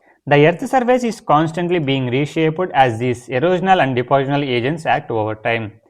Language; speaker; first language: English; non-native, local second language; Telugu